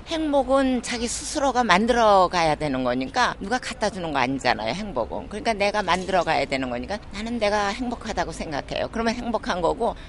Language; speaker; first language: Korean; native; Korean